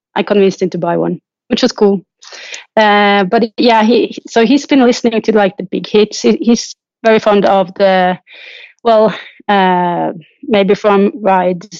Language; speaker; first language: English; non-native, fluent; Norwegian